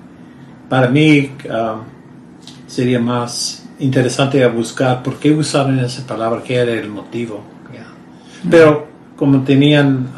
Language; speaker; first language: Spanish; early bilingual, heritage; Spanish